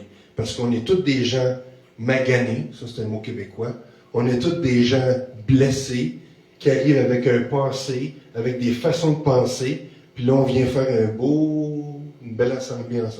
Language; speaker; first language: French; native; French